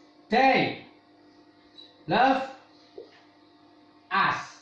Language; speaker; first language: English; non-native, fluent; Indonesian